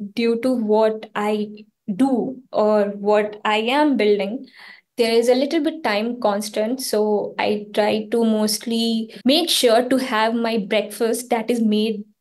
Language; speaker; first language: English; non-native, local second language; Hindi